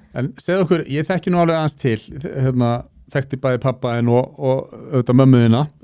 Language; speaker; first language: Icelandic; native; Icelandic